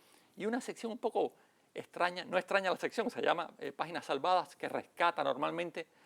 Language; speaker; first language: Spanish; native; Spanish